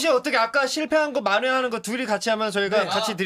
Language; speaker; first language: Korean; native; Korean